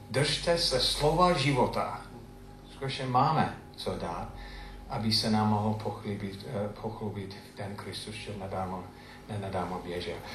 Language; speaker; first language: Czech; non-native, fluent; English